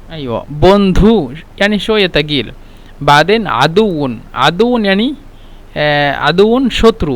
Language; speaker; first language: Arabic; non-native, fluent; Bangla